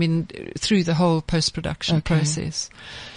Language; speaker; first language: English; native; English